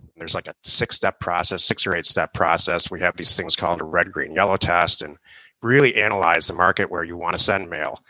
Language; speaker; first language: English; native; English